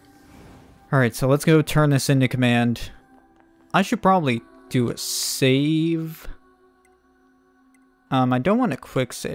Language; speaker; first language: English; native; English